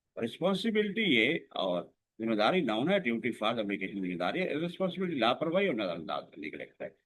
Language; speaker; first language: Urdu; non-native, local second language; Saraiki